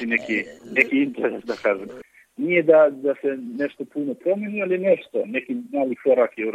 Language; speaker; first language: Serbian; non-native, local second language; Albanian